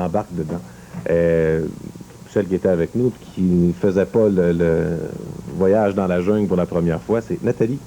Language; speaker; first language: French; native; French